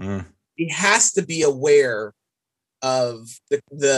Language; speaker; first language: English; native; English